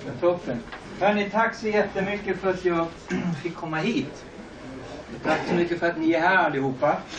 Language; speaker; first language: Swedish; early bilingual, other home language; German